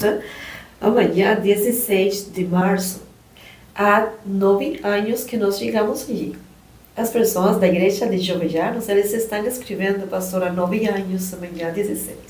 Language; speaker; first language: Portuguese; non-native, learner; Spanish